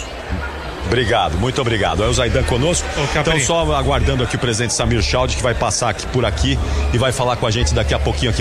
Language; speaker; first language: Portuguese; native; Portuguese